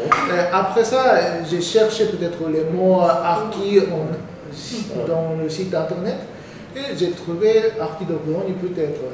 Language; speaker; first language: French; non-native, learner; Korean